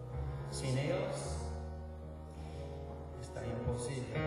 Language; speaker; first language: Spanish; non-native, learner; English